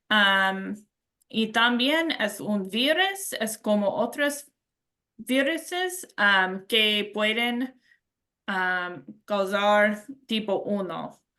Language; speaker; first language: Spanish; non-native, learner; English